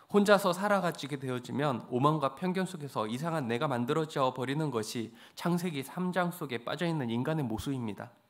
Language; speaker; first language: Korean; native; Korean